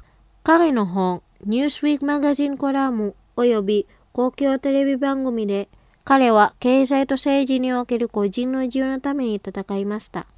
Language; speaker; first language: Japanese; non-native, fluent; Indonesian